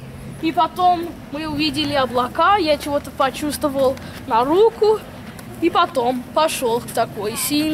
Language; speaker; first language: Russian; early bilingual, heritage; Russian